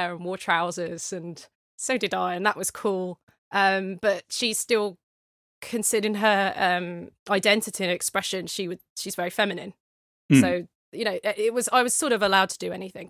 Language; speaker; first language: English; native; English